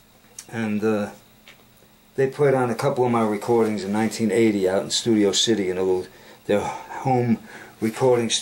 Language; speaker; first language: English; native; English